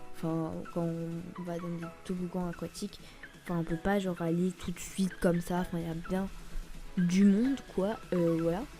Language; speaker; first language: French; native; French